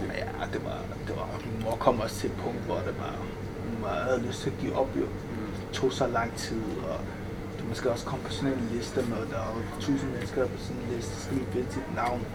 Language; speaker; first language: Danish; early bilingual, other home language; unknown